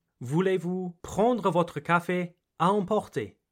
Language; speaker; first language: French; non-native, fluent; English